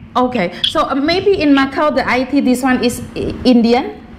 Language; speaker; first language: English; non-native, learner; Javanese